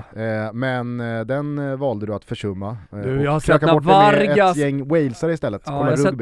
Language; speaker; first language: Swedish; native; Swedish